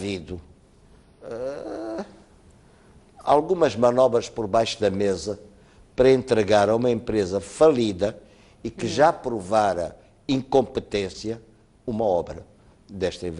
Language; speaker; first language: Portuguese; native; Portuguese